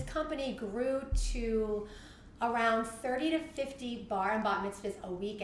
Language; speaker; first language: English; native; English